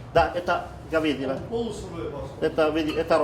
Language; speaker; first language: Russian; non-native, learner; Italian